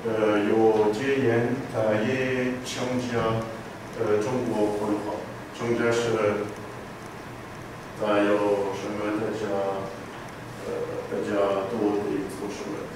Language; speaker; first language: Chinese; non-native, learner; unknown